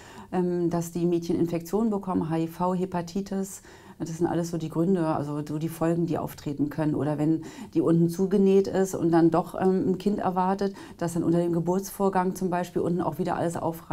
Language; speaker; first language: German; native; German